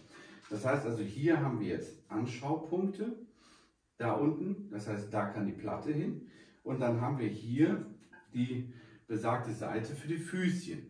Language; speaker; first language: German; native; German